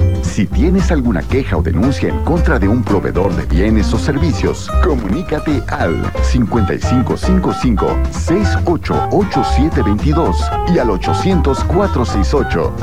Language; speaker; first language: Spanish; native; Spanish